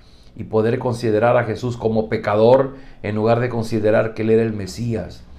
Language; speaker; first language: Spanish; native; Spanish